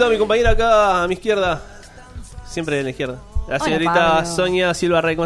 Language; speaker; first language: Spanish; native; Spanish